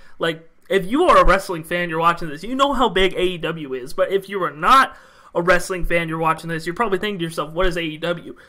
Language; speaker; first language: English; native; English